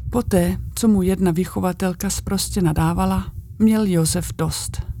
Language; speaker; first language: Czech; non-native, fluent; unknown